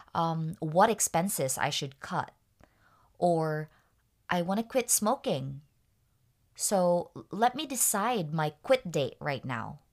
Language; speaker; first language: English; non-native, local second language; Waray